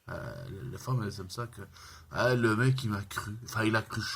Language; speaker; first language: French; native; French